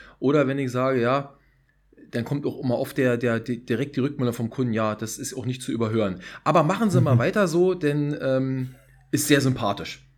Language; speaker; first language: German; native; German